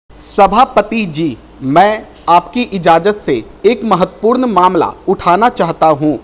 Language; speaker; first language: Hindi; native; Hindi